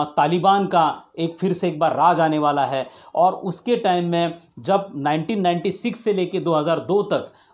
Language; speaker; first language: Hindi; non-native, local second language; Marathi